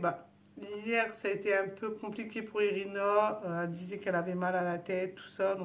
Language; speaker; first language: French; native; French